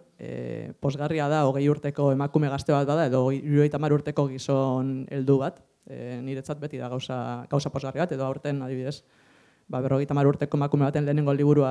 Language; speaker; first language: Basque; native; Basque